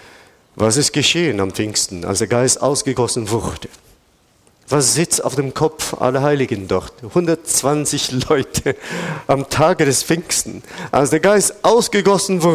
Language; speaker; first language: German; non-native, fluent; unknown